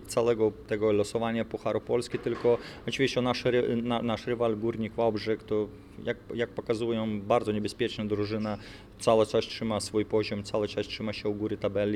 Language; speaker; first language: Polish; non-native, fluent; Lithuanian